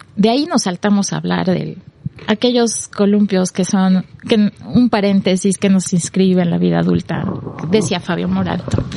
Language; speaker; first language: Spanish; native; Spanish